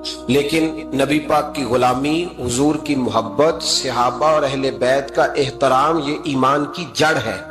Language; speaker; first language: Urdu; native; Urdu